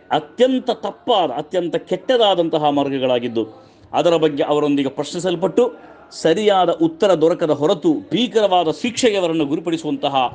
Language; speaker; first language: Kannada; non-native, local second language; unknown